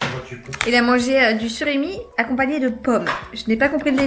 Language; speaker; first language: French; native; French